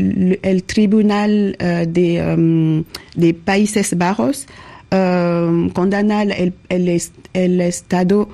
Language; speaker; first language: Spanish; non-native, learner; French